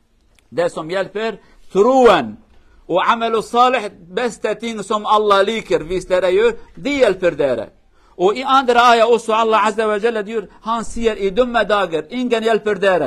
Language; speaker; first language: Swedish; non-native, learner; Kurdish